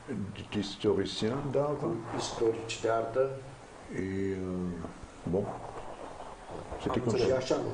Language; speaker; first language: French; non-native, learner; German